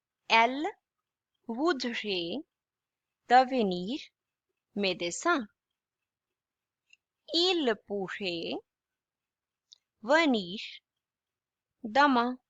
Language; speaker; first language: French; non-native, fluent; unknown